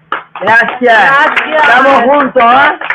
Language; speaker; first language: Spanish; non-native, learner; Portuguese